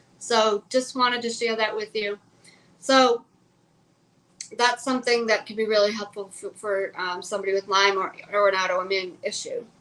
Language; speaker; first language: English; native; English